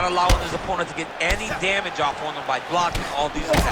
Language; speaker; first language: English; native; English